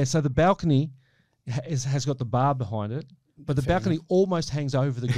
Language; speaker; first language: English; native; English